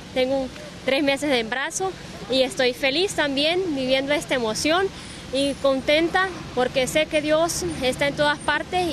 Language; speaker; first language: Spanish; native; Spanish